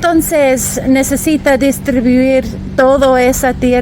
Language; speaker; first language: Spanish; non-native, learner; English